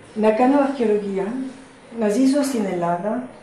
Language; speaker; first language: Greek; non-native, fluent; French